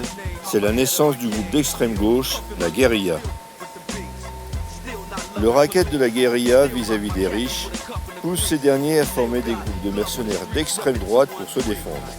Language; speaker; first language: French; native; French